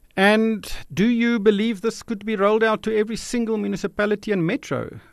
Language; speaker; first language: English; non-native, local second language; Afrikaans